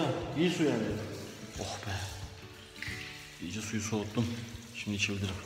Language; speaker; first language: Turkish; native; Turkish